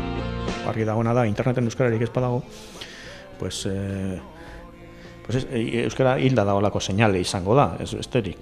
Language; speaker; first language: Basque; native; Basque